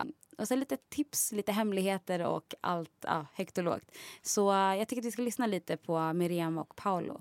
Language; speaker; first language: Swedish; native; Swedish